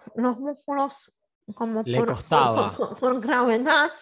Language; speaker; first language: Spanish; non-native, fluent; Polish